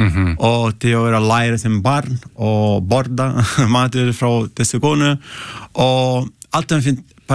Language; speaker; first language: Icelandic; non-native, learner; Italian